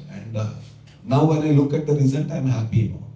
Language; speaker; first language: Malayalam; non-native, learner; Kannada